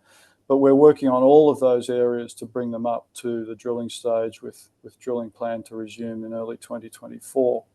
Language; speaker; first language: English; native; English